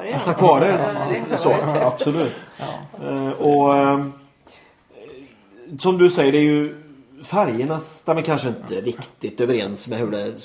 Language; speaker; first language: Swedish; native; Swedish